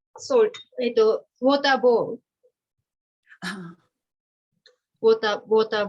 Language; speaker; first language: English; non-native, learner; Japanese